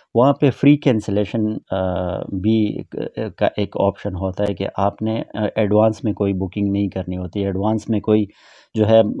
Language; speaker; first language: Urdu; non-native, local second language; Pashto